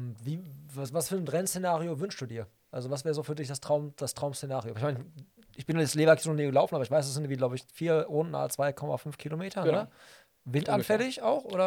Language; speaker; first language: German; native; German